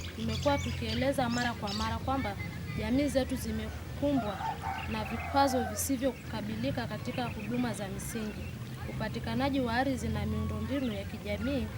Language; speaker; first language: Swahili; non-native, local second language; Masai